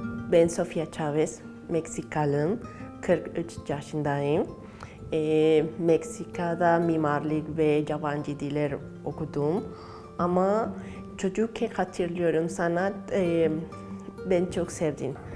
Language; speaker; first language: Turkish; non-native, learner; Spanish